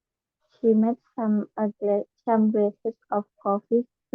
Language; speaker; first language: English; non-native, learner; Indonesian